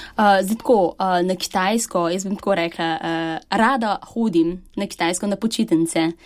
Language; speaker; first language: Slovenian; early bilingual, other home language; Chinese